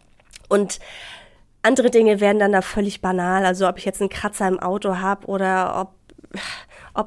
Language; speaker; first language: German; native; German